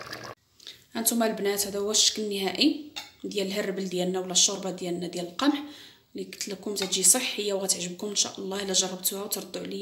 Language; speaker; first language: Arabic; native; Arabic